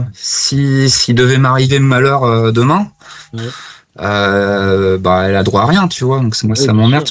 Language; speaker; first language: French; native; French